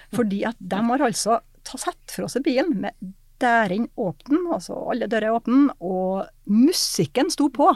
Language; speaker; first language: Norwegian; native; Norwegian